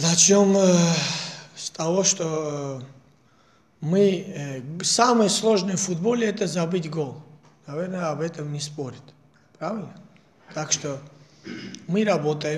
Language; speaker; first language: Russian; non-native, fluent; Georgian